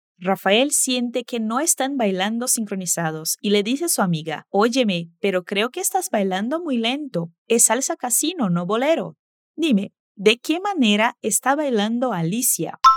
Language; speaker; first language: Spanish; non-native, fluent; Portuguese